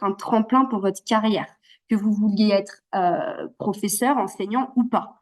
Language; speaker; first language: French; native; French